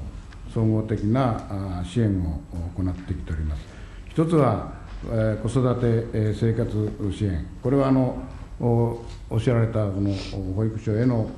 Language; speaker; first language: Japanese; native; Japanese